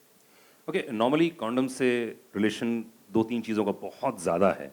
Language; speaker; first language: Hindi; native; Hindi